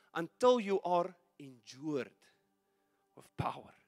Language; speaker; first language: English; non-native, local second language; Afrikaans